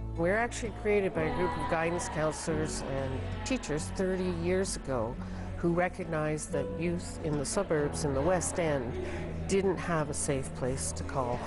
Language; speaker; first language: English; native; English